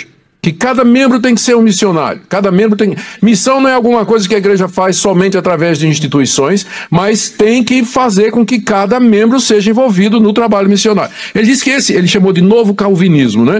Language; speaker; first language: Portuguese; native; Portuguese